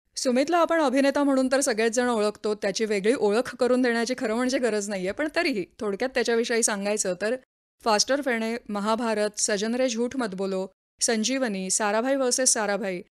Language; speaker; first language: Marathi; native; Marathi